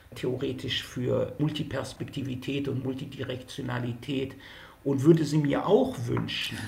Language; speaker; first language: German; native; German